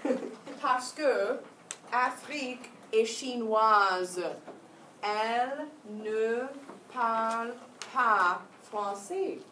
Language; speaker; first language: French; non-native, fluent; English